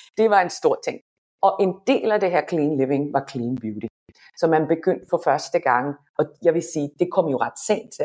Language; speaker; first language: Danish; non-native, fluent; Finnish